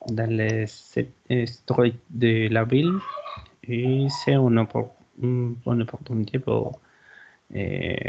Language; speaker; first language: French; non-native, learner; Spanish